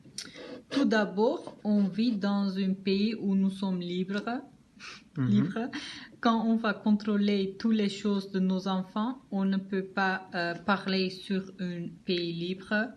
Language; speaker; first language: French; non-native, learner; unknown